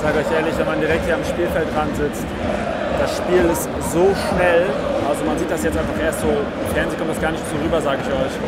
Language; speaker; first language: German; native; German